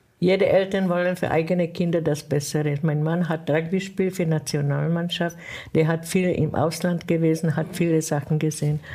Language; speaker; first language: German; non-native, fluent; Czech